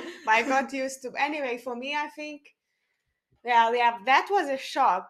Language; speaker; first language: English; non-native, fluent; Lithuanian